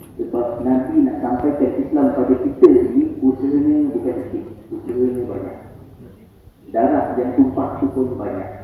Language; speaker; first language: Malay; native; Malay